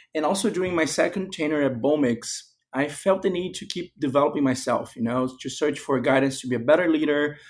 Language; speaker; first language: English; non-native, fluent; Portuguese